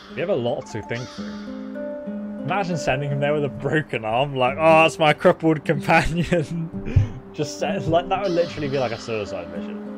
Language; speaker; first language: English; native; English